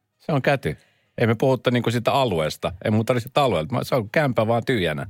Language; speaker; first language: Finnish; native; Finnish